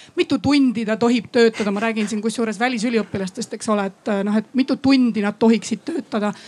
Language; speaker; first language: Estonian; native; Estonian